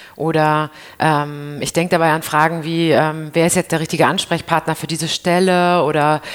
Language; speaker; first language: German; native; German